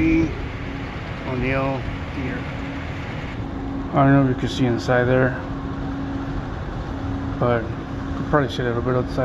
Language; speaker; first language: English; native; English